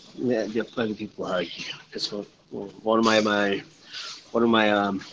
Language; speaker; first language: English; non-native, local second language; Malay